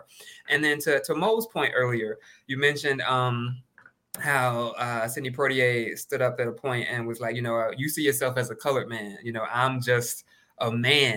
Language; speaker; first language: English; native; English